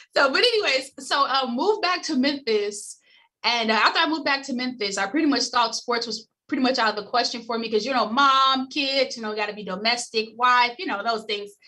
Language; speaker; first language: English; native; English